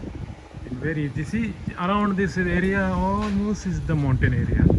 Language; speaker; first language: English; non-native, learner; Urdu